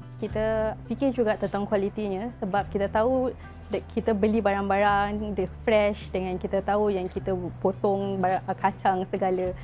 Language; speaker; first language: Malay; native; Malay